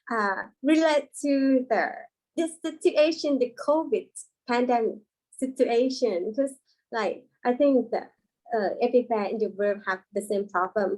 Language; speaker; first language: English; non-native, fluent; Thai